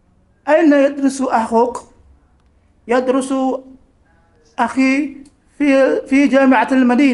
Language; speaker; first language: Arabic; non-native, learner; Indonesian